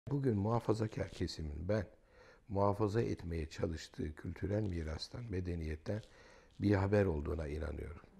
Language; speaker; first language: Turkish; native; Turkish